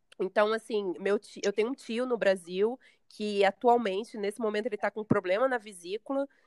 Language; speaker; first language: Portuguese; native; Portuguese